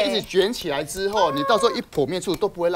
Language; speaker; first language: Chinese; native; Chinese